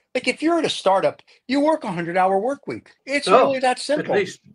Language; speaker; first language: English; native; English